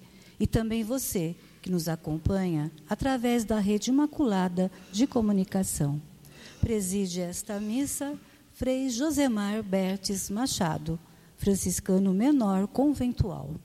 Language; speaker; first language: Portuguese; native; Portuguese